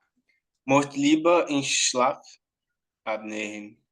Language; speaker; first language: German; non-native, learner; Portuguese